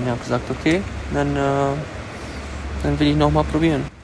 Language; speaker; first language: German; early bilingual, other home language; Romanian